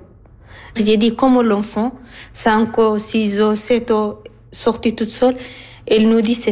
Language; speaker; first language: French; non-native, learner; Arabic